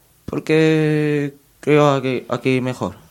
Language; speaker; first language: Spanish; non-native, learner; Arabic